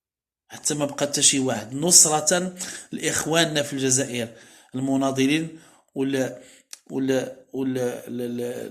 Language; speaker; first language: Arabic; native; Arabic